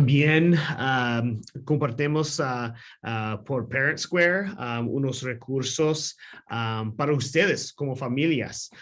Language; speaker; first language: Spanish; non-native, learner; English